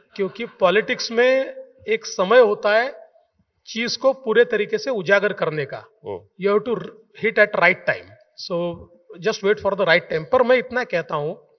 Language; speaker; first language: Hindi; non-native, local second language; Marathi